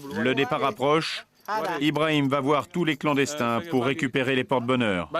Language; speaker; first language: French; native; French